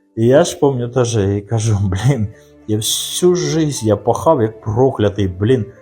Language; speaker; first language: Russian; native; Russian